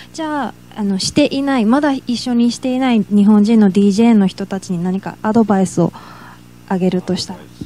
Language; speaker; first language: Japanese; native; Japanese